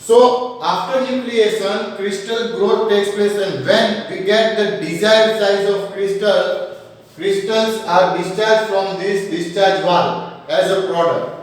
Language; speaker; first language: English; non-native, local second language; Gujarati